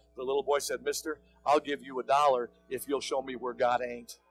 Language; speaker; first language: English; native; English